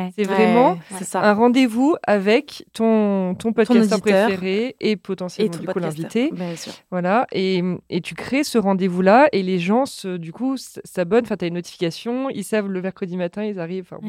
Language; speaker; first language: French; native; French